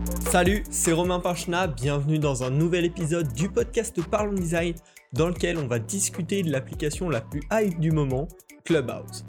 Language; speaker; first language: French; native; French